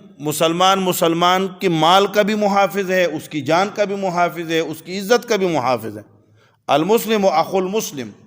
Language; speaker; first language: Urdu; non-native, local second language; Pashto